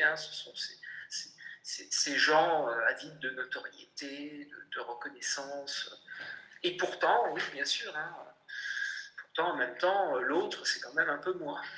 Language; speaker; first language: French; native; French